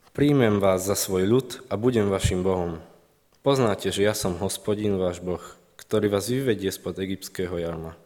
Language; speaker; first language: Slovak; native; Slovak